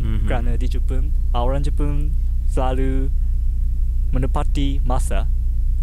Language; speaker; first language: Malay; non-native, learner; Japanese